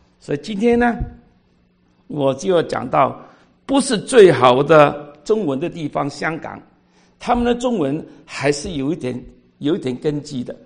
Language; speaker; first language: Chinese; non-native, local second language; Cantonese